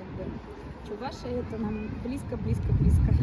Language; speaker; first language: Russian; non-native, local second language; Chuvash